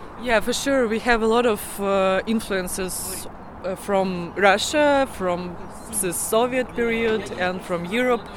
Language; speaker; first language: English; non-native, learner; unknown